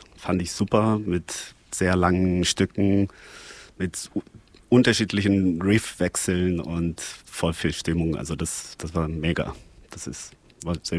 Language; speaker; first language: German; non-native, fluent; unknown